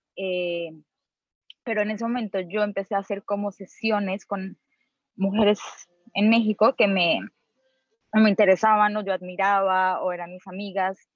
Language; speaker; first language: Spanish; native; Spanish